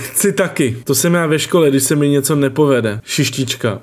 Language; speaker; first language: Czech; native; Czech